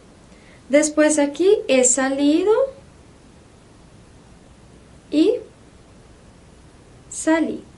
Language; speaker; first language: Spanish; non-native, fluent; Portuguese